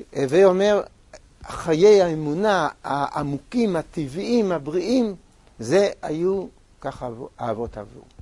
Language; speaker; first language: Hebrew; native; Hebrew